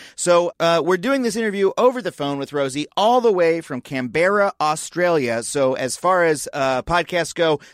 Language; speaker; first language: English; native; English